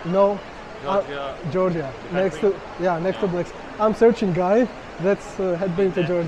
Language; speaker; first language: English; non-native, learner; Georgian